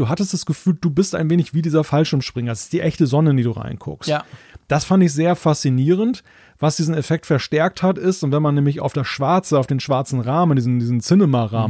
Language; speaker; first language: German; native; German